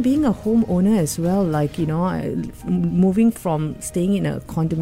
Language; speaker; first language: English; non-native, local second language; Tamil